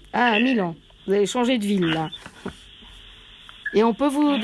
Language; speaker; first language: French; native; French